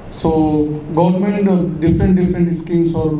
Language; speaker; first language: Kannada; non-native, local second language; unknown